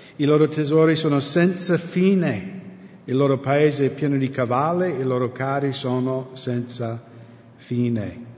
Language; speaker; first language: Italian; non-native, fluent; English